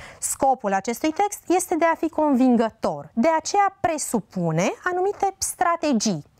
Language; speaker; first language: Romanian; native; Romanian